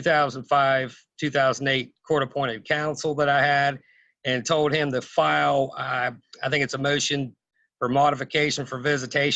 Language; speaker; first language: English; native; English